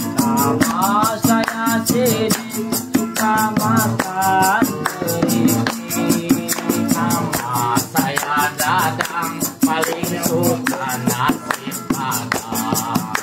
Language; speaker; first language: Indonesian; non-native, local second language; Sundanese